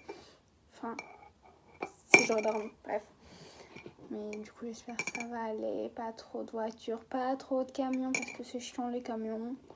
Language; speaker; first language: French; native; French